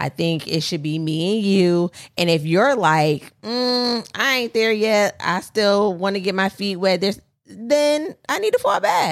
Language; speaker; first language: English; native; English